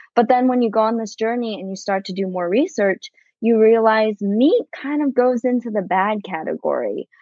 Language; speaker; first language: English; native; English